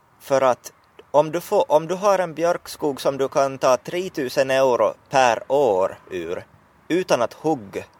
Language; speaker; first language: Swedish; native; Swedish